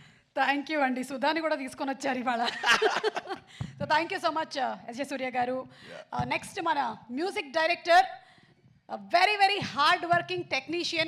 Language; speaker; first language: Telugu; native; Telugu